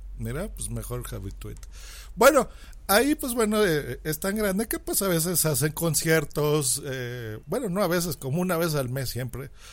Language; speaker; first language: Spanish; native; Spanish